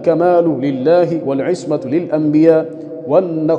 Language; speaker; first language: Arabic; non-native, fluent; Swahili